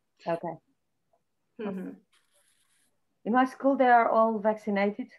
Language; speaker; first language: English; non-native, fluent; Portuguese